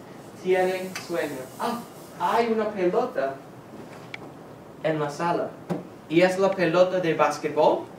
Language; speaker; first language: Spanish; non-native, fluent; English